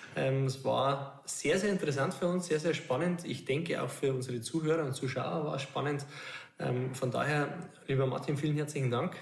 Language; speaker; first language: German; native; German